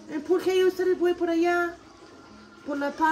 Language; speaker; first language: Spanish; non-native, learner; English